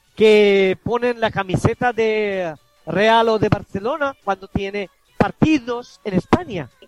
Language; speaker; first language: Spanish; non-native, fluent; Bangla